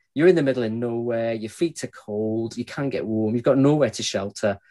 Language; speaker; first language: English; native; English